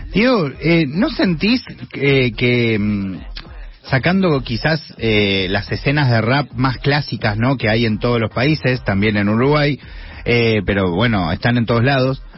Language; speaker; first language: Spanish; native; Spanish